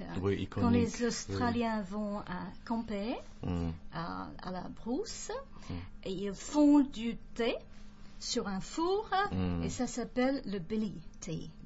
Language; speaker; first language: French; non-native, fluent; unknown